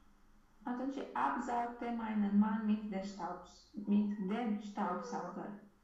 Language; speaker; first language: German; non-native, learner; Romanian